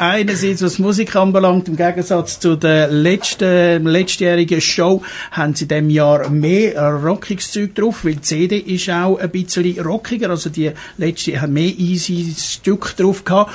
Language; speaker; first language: German; native; German